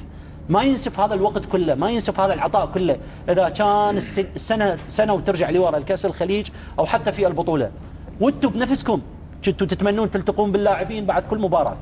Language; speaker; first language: Arabic; native; Arabic